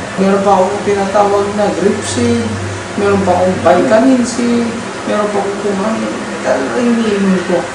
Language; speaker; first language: Filipino; non-native, local second language; Cebuano